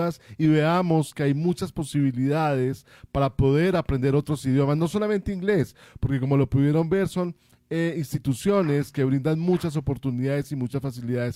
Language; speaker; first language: Spanish; native; Spanish